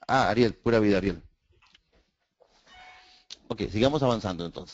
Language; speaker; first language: Spanish; native; Spanish